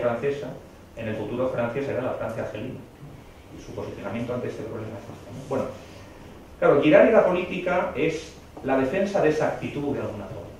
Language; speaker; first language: Spanish; native; Spanish